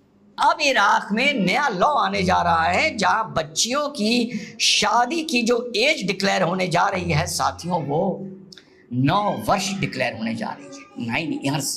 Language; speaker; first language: Hindi; native; Hindi